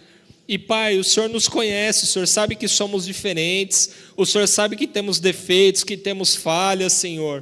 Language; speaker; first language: Portuguese; native; Portuguese